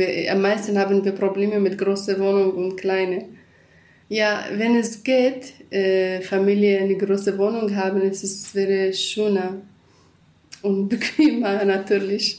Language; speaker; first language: German; non-native, learner; Central Kurdish